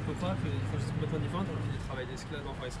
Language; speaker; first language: French; native; French